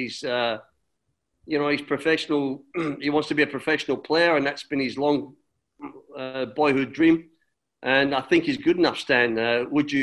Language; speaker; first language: English; native; English